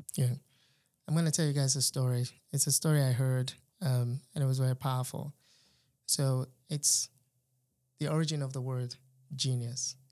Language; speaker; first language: English; non-native, local second language; Yoruba